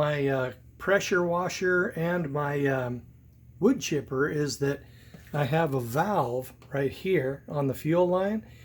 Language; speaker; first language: English; native; English